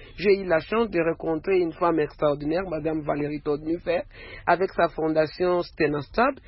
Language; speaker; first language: French; non-native, local second language; Swahili